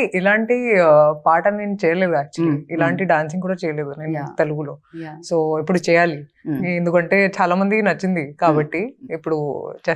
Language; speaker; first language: Telugu; non-native, local second language; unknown